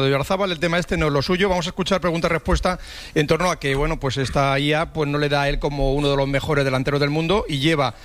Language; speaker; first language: Spanish; native; Spanish